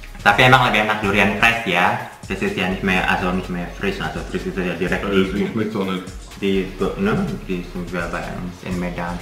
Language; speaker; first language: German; non-native, learner; Indonesian